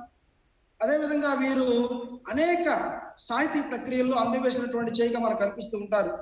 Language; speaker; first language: Telugu; native; Telugu